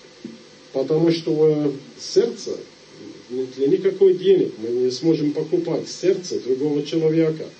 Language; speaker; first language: Russian; non-native, fluent; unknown